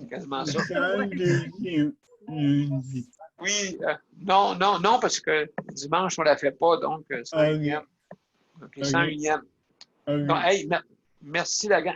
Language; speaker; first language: French; native; French